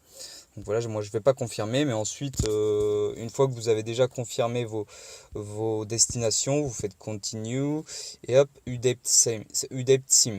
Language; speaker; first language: French; native; French